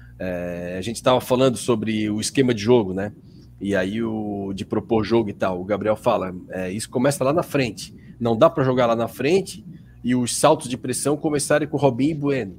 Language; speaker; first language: Portuguese; native; Portuguese